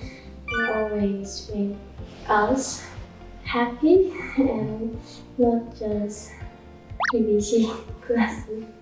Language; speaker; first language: English; non-native, learner; Cantonese